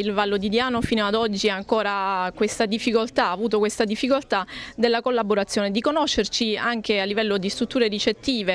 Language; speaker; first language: Italian; native; Italian